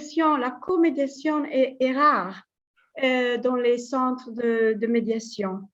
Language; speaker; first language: French; non-native, fluent; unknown